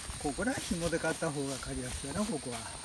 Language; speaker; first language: Japanese; native; Japanese